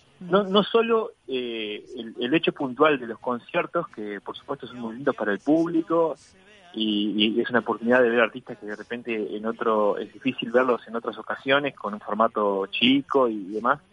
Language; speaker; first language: Spanish; native; Spanish